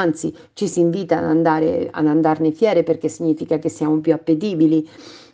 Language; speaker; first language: Italian; native; Italian